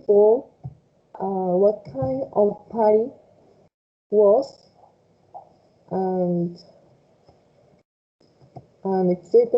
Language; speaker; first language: English; non-native, fluent; Spanish